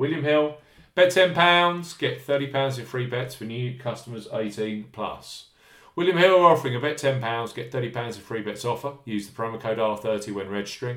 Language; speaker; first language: English; native; English